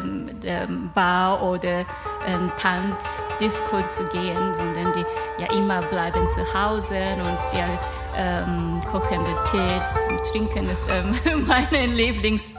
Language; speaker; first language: German; non-native, learner; Japanese